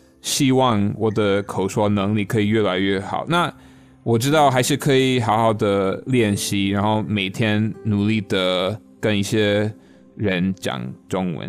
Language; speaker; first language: Chinese; non-native, fluent; English